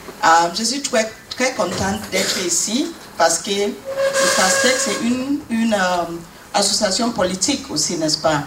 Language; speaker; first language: French; non-native, learner; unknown